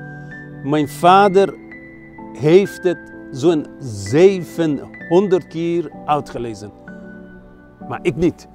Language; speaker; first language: Dutch; non-native, fluent; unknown